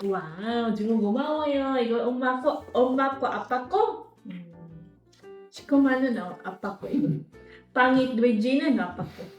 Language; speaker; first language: Korean; non-native, learner; Filipino